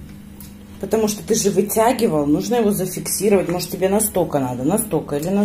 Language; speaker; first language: Russian; native; Russian